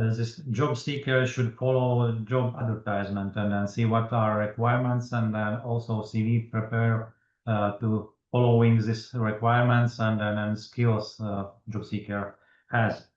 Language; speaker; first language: English; non-native, fluent; Latvian